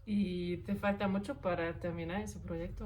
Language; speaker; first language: Spanish; non-native, fluent; German